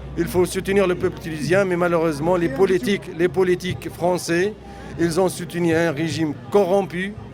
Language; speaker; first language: French; non-native, local second language; Arabic